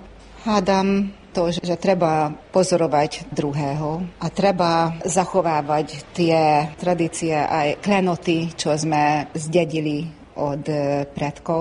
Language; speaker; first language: Slovak; early bilingual, heritage; Slovak